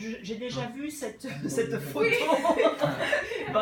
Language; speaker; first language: French; non-native, fluent; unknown